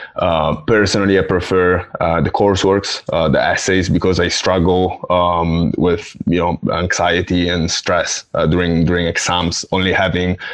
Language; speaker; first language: English; non-native, fluent; Italian